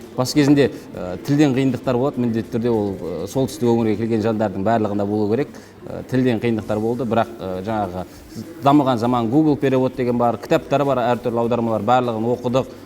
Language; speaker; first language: Kazakh; early bilingual, heritage; Kazakh